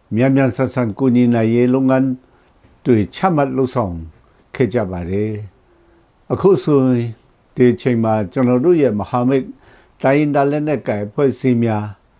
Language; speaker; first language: Burmese; non-native, local second language; Kachin